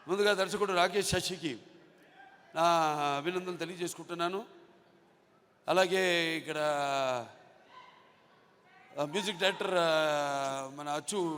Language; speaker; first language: Telugu; native; Telugu